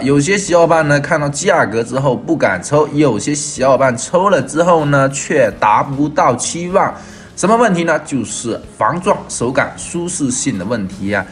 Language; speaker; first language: Chinese; native; Chinese